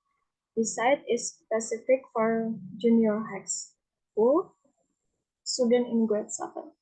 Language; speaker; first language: English; non-native, learner; Indonesian